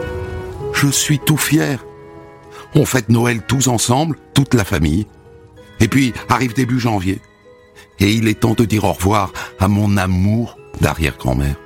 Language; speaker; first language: French; native; French